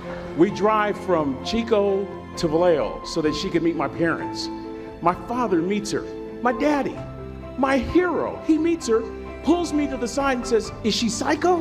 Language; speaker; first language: English; native; English